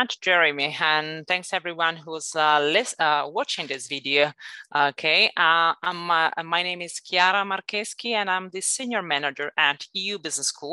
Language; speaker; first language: English; non-native, fluent; Italian